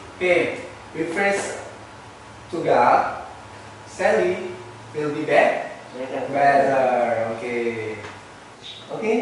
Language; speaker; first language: English; non-native, learner; Indonesian